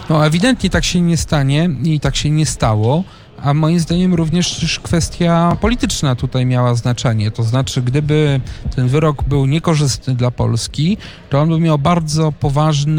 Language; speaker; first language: Polish; native; Polish